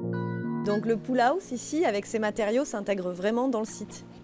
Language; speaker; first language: French; native; French